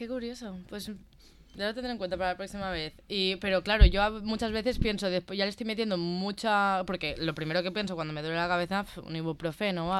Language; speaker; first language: Spanish; native; Spanish